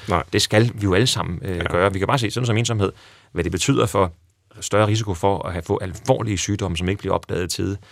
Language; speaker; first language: Danish; native; Danish